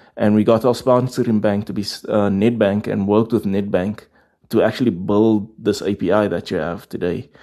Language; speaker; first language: English; native; English